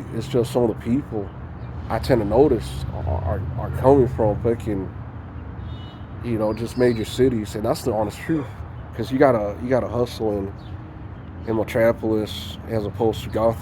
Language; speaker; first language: English; native; English